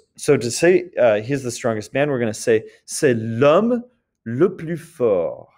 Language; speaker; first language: English; native; English